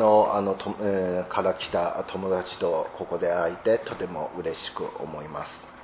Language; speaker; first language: Japanese; non-native, fluent; Chinese